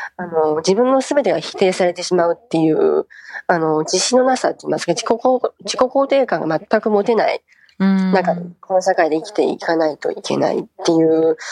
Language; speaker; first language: Japanese; non-native, fluent; Chinese